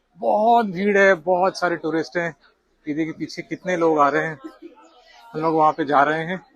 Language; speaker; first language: Hindi; non-native, local second language; Bangla